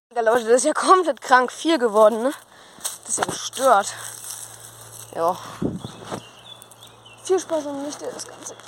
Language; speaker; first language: German; native; German